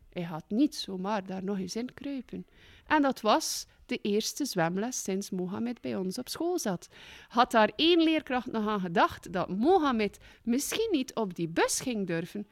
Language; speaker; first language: Dutch; native; Dutch